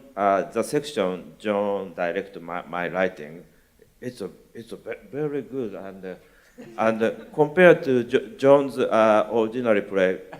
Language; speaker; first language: English; non-native, learner; Japanese